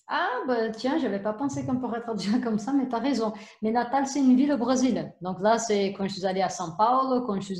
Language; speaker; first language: French; non-native, fluent; Portuguese